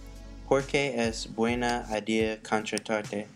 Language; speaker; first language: Spanish; non-native, learner; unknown